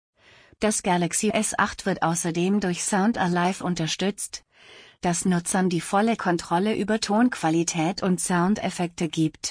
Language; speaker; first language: German; native; German